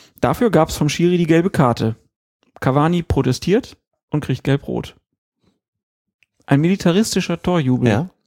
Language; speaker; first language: German; native; German